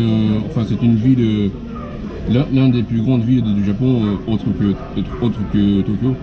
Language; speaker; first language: French; non-native, fluent; Japanese